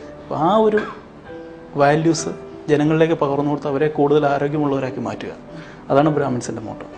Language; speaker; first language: Malayalam; native; Malayalam